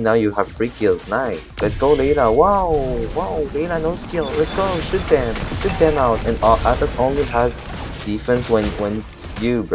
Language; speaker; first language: English; non-native, fluent; French